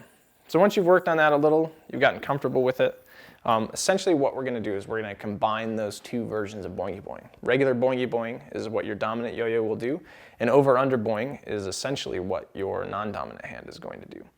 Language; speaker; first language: English; native; English